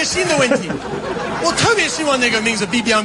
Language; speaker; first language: Chinese; non-native, learner; English